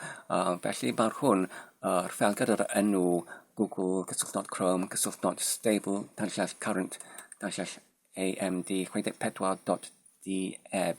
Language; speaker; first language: Welsh; non-native, learner; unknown